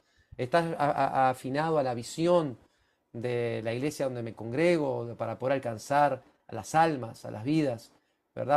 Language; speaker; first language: Spanish; native; Spanish